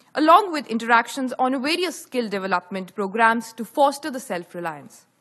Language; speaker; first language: English; non-native, local second language; Hindi